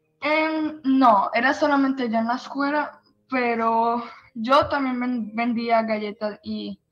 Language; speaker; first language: Spanish; early bilingual, heritage; Spanish